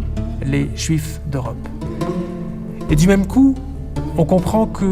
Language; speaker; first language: French; native; French